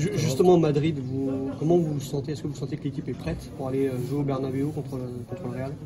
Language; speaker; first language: French; native; French